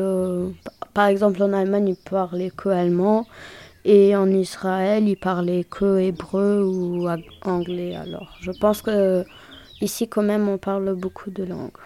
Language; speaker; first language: French; non-native, local second language; German